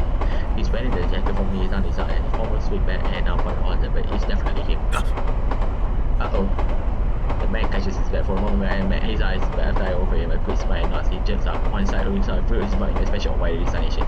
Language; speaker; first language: English; non-native, local second language; Malay